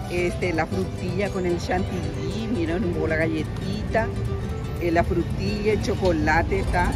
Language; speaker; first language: Spanish; non-native, local second language; Guarani